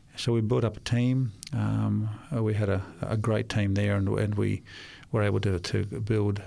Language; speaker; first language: English; non-native, local second language; Russian